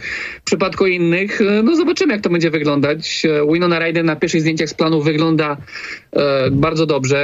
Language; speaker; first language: Polish; native; Polish